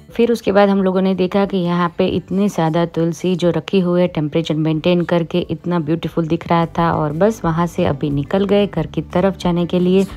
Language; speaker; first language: Hindi; non-native, local second language; Gujarati